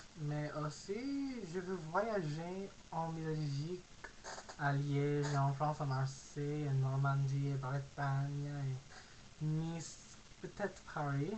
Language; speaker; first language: French; non-native, learner; English